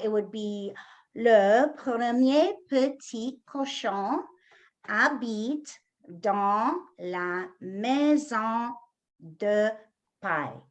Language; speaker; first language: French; non-native, fluent; English